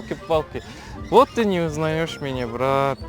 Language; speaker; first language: Russian; non-native, local second language; Kazakh